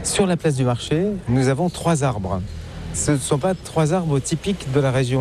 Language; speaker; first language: French; native; French